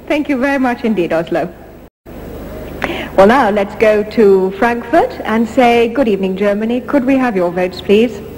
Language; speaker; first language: English; native; English